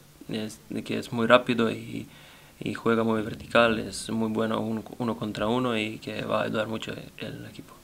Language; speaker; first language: Spanish; non-native, learner; Serbian